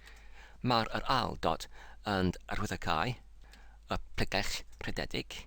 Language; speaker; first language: Welsh; non-native, learner; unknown